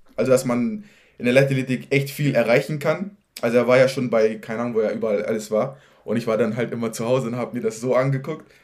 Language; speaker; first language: German; native; German